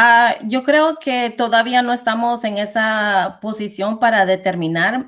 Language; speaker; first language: Spanish; early bilingual, heritage; Spanish